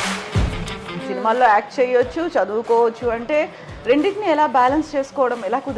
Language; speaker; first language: Telugu; native; Telugu